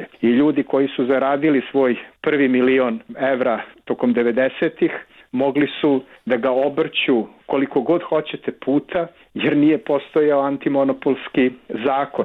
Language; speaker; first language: Serbian; native; Serbian